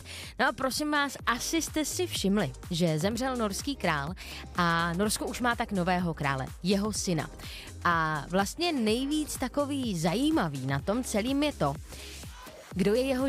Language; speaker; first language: Czech; native; Czech